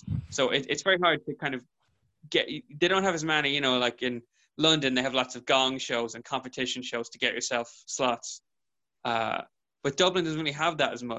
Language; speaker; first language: English; native; English